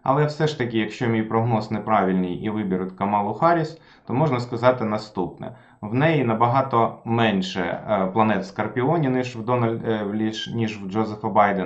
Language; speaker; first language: Ukrainian; non-native, local second language; Russian